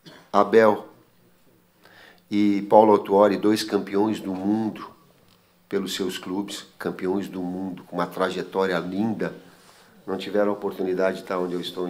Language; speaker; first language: Portuguese; native; Portuguese